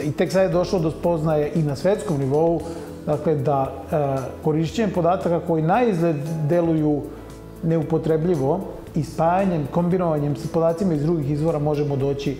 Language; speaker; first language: Serbian; native; Serbian